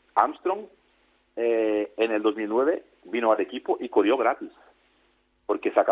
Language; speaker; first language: Spanish; non-native, fluent; Dutch